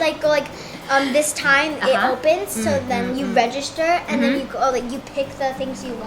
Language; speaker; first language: English; non-native, fluent; Japanese